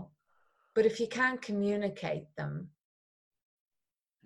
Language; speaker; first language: English; native; English